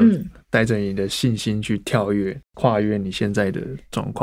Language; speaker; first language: Chinese; native; Chinese